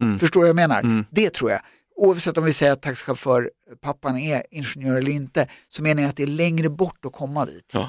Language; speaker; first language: Swedish; native; Swedish